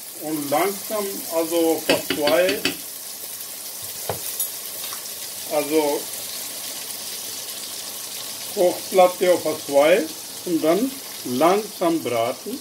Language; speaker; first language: German; non-native, learner; Urdu